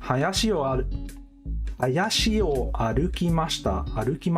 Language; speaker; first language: Japanese; non-native, learner; English